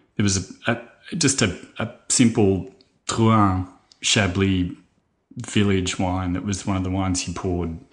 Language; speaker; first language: English; native; English